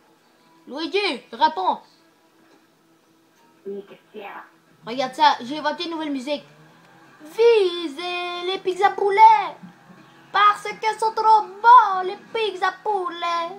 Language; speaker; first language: French; native; French